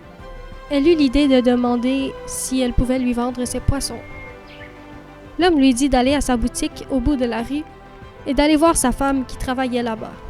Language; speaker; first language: French; native; French